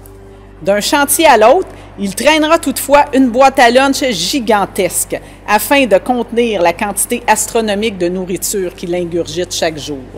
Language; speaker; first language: French; native; French